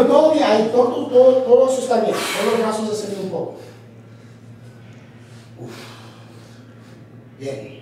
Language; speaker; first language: Spanish; early bilingual, heritage; Spanish